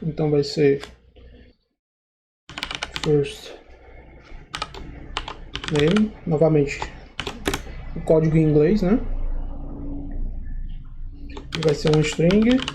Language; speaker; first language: Portuguese; native; Portuguese